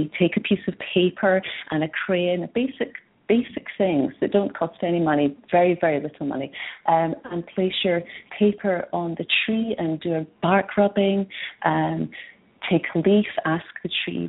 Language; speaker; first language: English; native; English